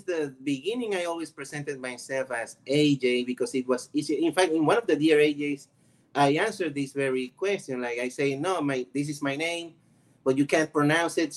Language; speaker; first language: English; non-native, fluent; Spanish